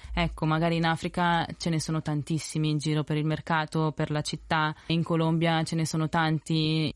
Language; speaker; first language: Italian; early bilingual, other home language; Spanish